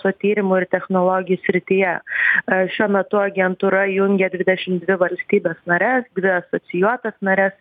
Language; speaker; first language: Lithuanian; native; Lithuanian